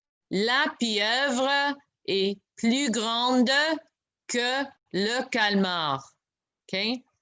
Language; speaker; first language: French; non-native, local second language; English